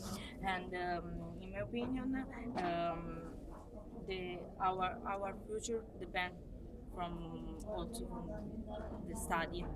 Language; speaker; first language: English; non-native, learner; Italian